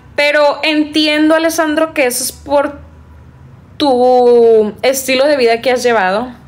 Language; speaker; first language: Spanish; native; Spanish